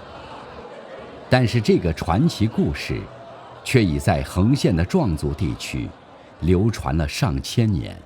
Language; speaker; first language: Chinese; native; Chinese